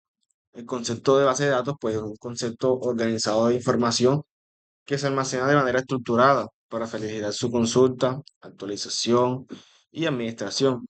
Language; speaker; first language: Spanish; native; Spanish